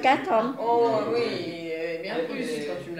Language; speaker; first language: French; native; French